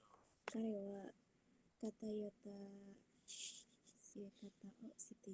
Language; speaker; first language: Japanese; non-native, learner; Indonesian